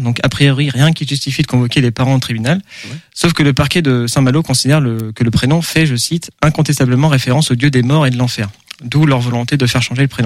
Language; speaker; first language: French; native; French